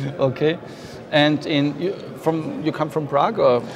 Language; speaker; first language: English; non-native, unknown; German